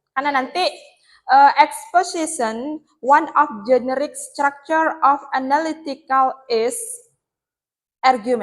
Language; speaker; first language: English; non-native, learner; Indonesian